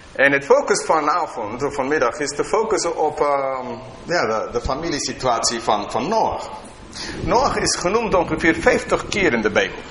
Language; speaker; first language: Dutch; non-native, fluent; English